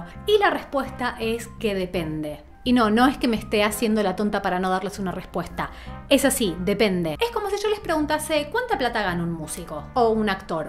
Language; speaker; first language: Spanish; native; Spanish